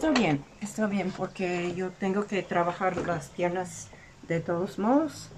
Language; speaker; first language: Spanish; non-native, learner; English